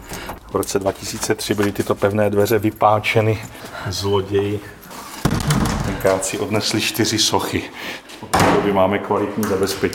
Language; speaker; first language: Czech; native; Czech